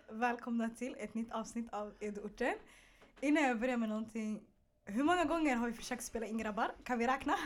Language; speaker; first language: Swedish; early bilingual, other home language; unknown